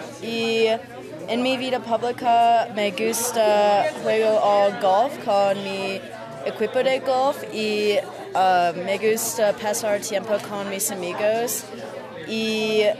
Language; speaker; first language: Spanish; non-native, learner; English